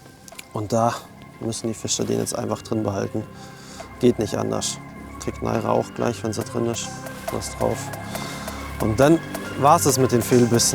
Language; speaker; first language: German; native; German